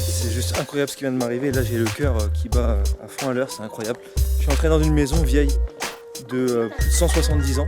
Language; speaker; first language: French; native; French